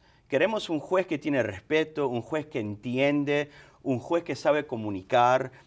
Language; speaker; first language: Spanish; early bilingual, other home language; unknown